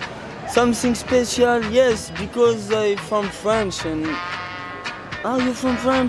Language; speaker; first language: English; non-native, learner; French